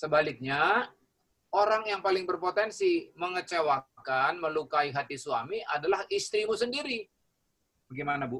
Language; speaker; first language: Indonesian; native; Indonesian